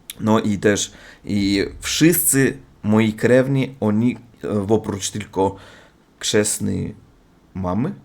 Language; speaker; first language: Polish; non-native, learner; Russian